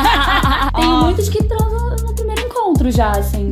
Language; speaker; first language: Portuguese; native; Portuguese